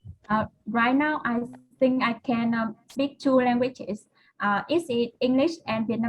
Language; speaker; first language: English; non-native, learner; Vietnamese